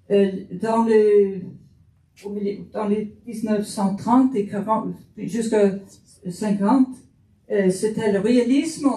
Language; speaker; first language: French; non-native, fluent; Faroese